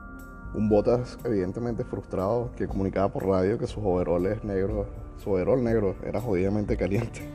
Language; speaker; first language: Spanish; native; Spanish